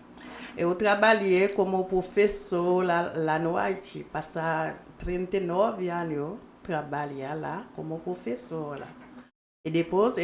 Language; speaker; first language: Portuguese; non-native, learner; Haitian Creole